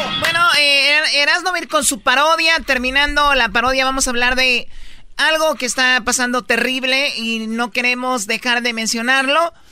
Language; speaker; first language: Spanish; native; Spanish